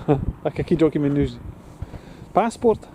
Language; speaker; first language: Russian; non-native, fluent; English